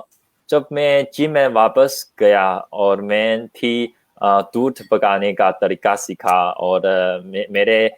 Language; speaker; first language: Hindi; non-native, learner; Chinese